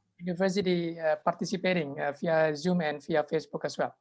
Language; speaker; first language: English; non-native, fluent; Indonesian